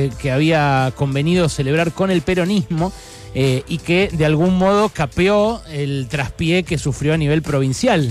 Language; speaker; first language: Spanish; native; Spanish